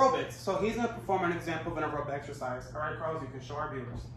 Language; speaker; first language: English; native; English